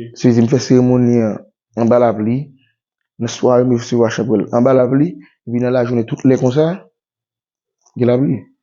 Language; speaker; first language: Haitian Creole; native; Haitian Creole